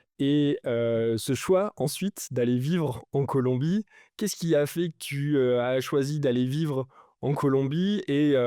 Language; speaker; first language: French; native; French